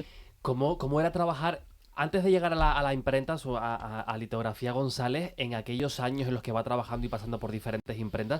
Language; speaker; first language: Spanish; native; Spanish